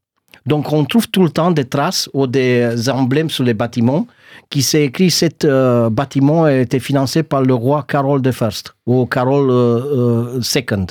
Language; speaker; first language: French; non-native, fluent; Romanian